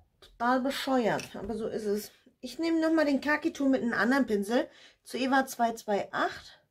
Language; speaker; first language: German; non-native, fluent; Russian